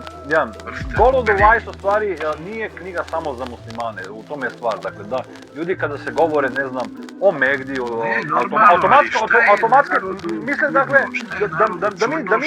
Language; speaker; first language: Croatian; native; Croatian